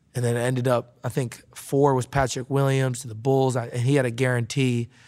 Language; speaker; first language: English; native; English